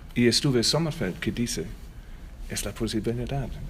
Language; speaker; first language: Spanish; non-native, learner; German